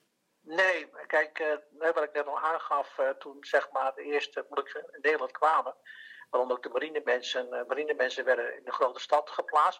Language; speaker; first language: Dutch; early bilingual, other home language; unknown